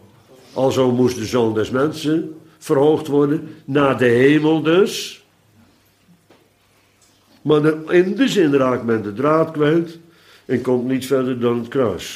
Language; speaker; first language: Dutch; native; Dutch